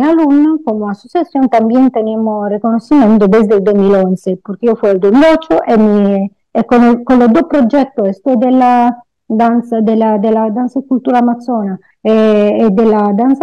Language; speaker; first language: Spanish; non-native, fluent; Italian